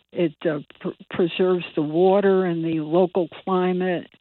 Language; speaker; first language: English; native; English